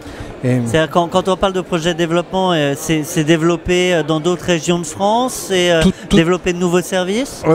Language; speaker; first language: French; native; French